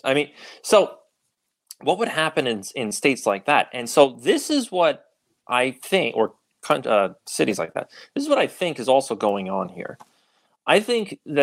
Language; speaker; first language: English; native; English